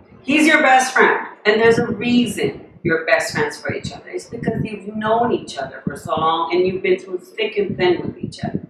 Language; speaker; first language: English; non-native, fluent; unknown